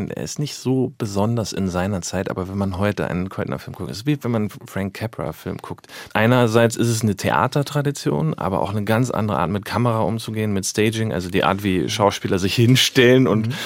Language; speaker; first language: German; native; German